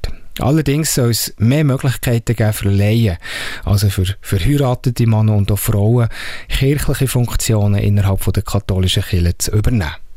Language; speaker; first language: German; native; German